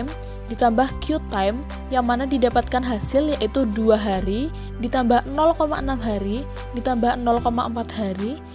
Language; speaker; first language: Indonesian; native; Indonesian